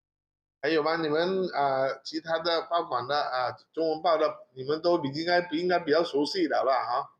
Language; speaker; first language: Chinese; non-native, local second language; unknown